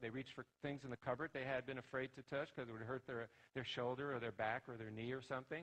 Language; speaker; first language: English; native; English